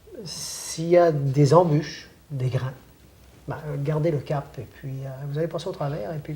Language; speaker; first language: French; native; French